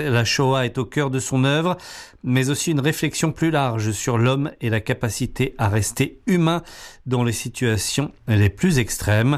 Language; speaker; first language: French; native; French